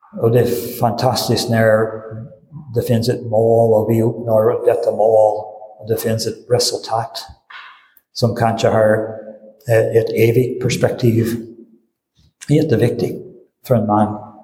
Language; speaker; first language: Swedish; non-native, fluent; English